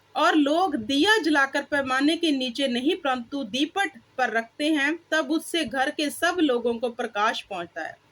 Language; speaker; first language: Hindi; non-native, local second language; Punjabi